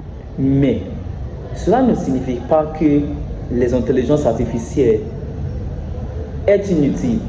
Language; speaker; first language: French; non-native, learner; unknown